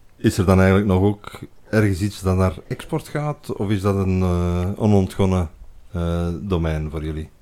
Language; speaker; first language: Dutch; native; Dutch